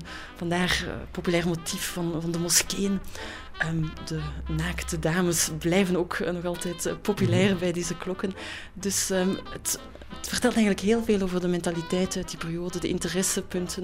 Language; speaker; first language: Dutch; native; Dutch